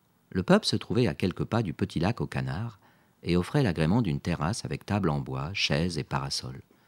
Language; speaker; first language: French; native; French